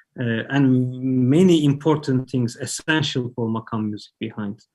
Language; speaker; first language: English; non-native, fluent; Turkish